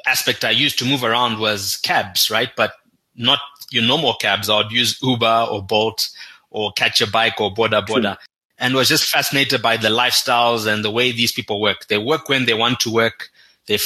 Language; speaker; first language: English; non-native, local second language; Shona